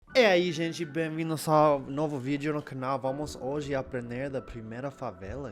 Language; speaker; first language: Portuguese; non-native, learner; English